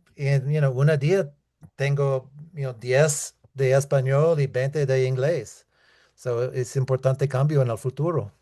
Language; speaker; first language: Spanish; non-native, learner; English